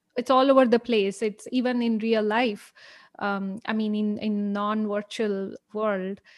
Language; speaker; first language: English; non-native, local second language; Kannada